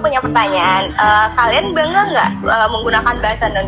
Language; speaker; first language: Indonesian; native; Indonesian